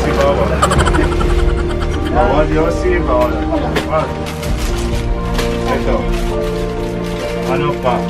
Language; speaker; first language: Filipino; non-native, learner; Arabic